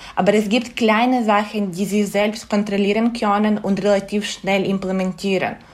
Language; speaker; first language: German; non-native, fluent; Ukrainian